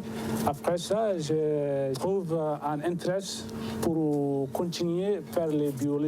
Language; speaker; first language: French; non-native, learner; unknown